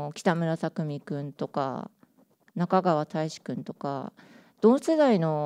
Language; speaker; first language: Japanese; native; Japanese